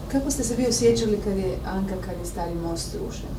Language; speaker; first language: Croatian; native; Croatian